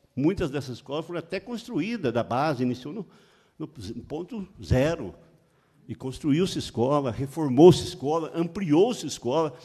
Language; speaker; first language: Portuguese; native; Portuguese